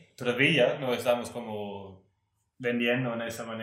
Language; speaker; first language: Spanish; non-native, learner; Swedish